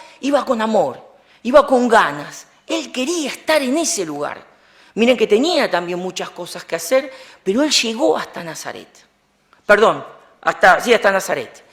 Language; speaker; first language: Spanish; native; Spanish